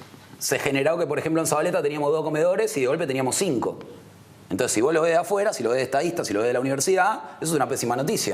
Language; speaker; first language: Spanish; native; Spanish